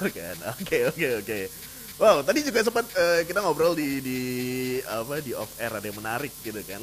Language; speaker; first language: Indonesian; native; Indonesian